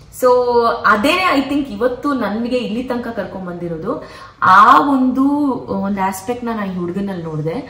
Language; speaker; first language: Kannada; non-native, local second language; Konkani